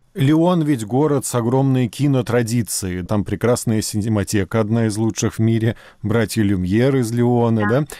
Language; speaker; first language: Russian; native; Russian